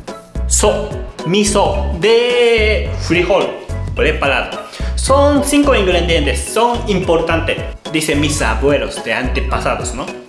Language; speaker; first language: Spanish; non-native, learner; Japanese